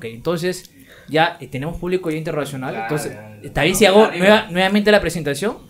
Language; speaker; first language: Spanish; native; Spanish